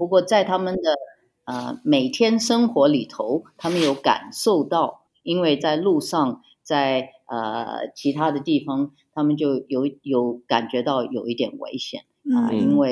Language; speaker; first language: Chinese; early bilingual, heritage; Chinese